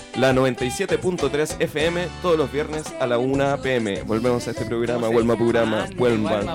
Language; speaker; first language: Spanish; non-native, local second language; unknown